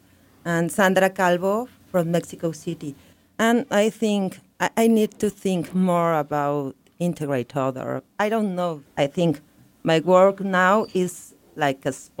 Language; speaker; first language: English; non-native, learner; Spanish